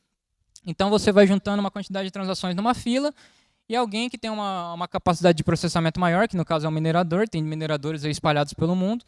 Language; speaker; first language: Portuguese; native; Portuguese